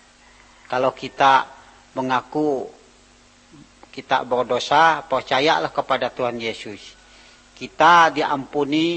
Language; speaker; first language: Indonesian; non-native, local second language; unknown